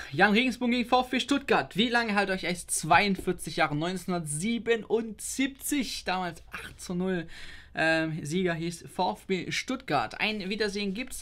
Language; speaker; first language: German; native; German